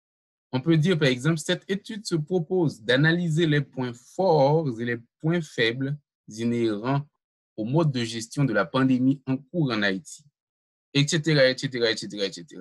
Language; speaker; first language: French; non-native, local second language; Haitian Creole